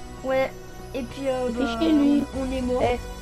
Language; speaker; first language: French; native; French